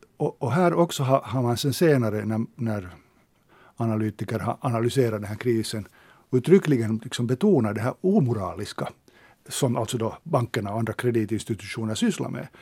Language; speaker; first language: Swedish; native; Swedish